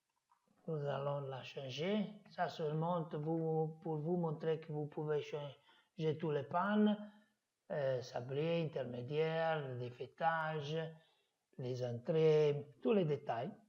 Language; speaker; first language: French; non-native, fluent; Italian